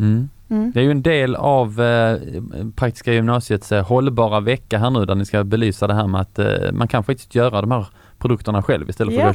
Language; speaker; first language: Swedish; native; Swedish